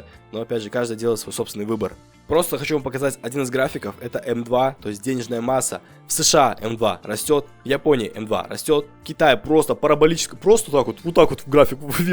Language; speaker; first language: Russian; native; Russian